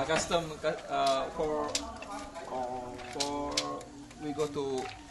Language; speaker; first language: English; non-native, learner; Indonesian